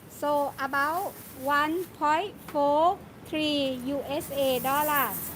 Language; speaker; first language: English; non-native, learner; Thai